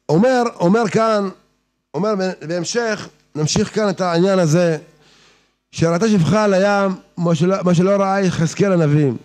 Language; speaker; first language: Hebrew; native; Hebrew